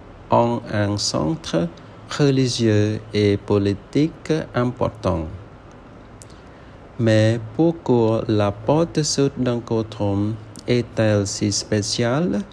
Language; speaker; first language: French; non-native, learner; Khmer